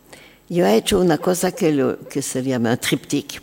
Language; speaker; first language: Spanish; non-native, learner; French